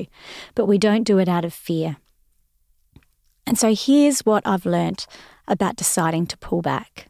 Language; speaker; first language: English; native; English